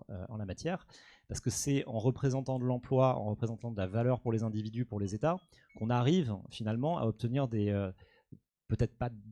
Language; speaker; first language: French; native; French